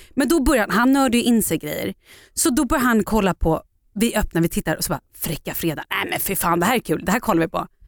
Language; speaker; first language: Swedish; native; Swedish